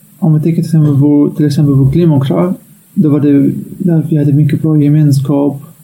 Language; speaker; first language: Swedish; non-native, fluent; Arabic